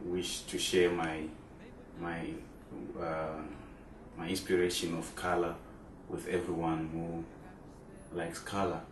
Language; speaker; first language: English; non-native, local second language; Shona